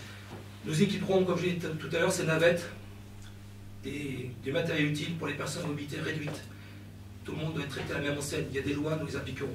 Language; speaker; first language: French; native; French